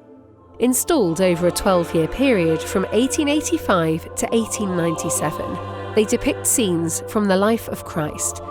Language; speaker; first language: English; native; English